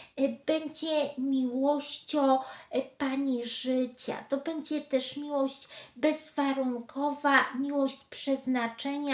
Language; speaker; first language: Polish; native; Polish